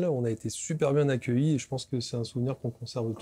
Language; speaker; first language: French; native; French